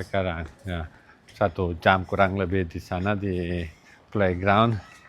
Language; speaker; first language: Indonesian; non-native, learner; Catalan